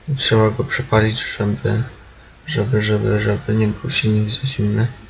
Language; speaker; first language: Polish; native; Polish